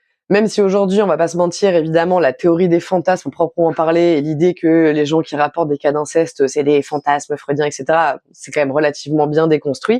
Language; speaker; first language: French; native; French